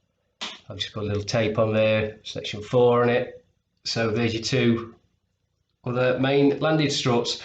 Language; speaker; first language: English; native; English